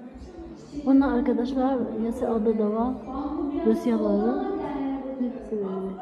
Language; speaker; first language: Turkish; non-native, learner; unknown